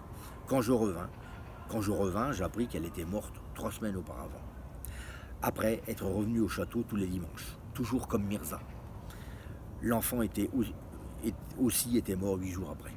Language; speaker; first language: French; native; French